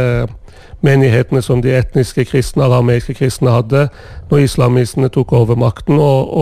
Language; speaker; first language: Swedish; non-native, fluent; Persian